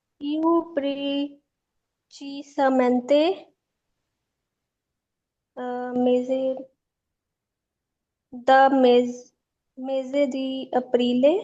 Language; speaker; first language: Italian; non-native, learner; Urdu